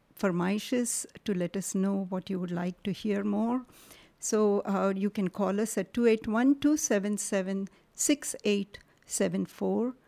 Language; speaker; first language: English; non-native, local second language; Marathi